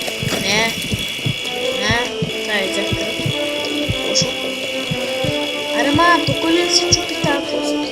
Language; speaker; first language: Bulgarian; native; Bulgarian